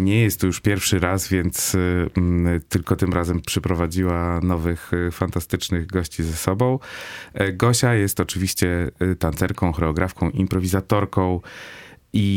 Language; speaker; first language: Polish; native; Polish